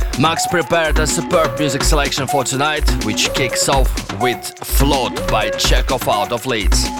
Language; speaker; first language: English; non-native, fluent; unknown